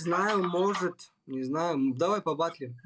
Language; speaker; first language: Russian; non-native, learner; Tajik